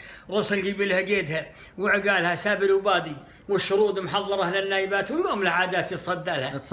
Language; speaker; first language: Arabic; native; Arabic